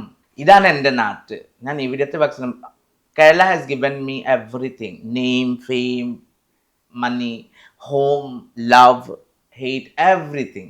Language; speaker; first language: Malayalam; non-native, fluent; Assamese